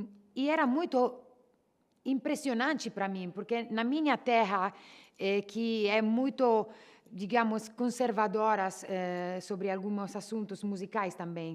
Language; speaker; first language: Portuguese; non-native, learner; Italian